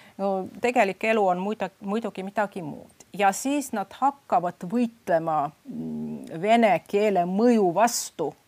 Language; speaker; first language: Estonian; non-native, fluent; Russian